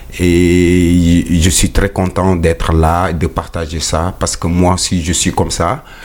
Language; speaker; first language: French; non-native, local second language; Wolof